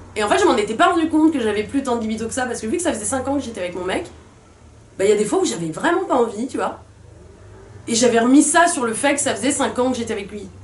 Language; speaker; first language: French; native; French